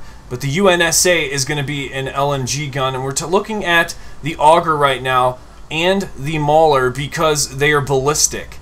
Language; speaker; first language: English; native; English